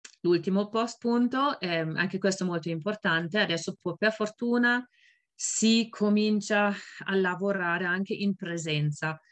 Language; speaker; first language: Italian; non-native, fluent; German